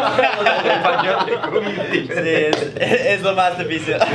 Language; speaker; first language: Spanish; non-native, learner; English